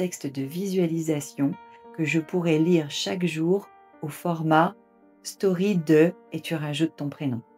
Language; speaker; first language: French; native; French